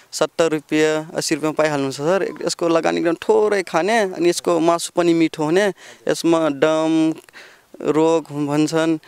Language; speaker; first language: Nepali; non-native, local second language; Rana Tharu